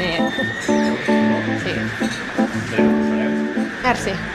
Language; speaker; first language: Catalan; native; Catalan